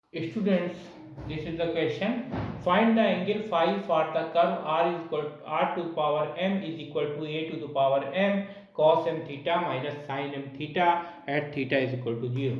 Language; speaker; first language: English; non-native, local second language; Hindi